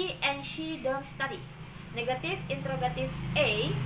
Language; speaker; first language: English; non-native, learner; Indonesian